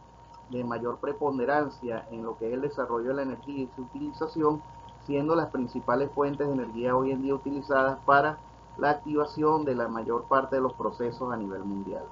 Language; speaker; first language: Spanish; native; Spanish